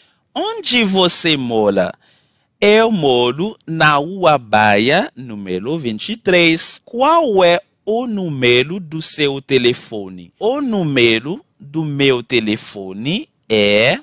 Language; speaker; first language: Portuguese; non-native, fluent; Haitian Creole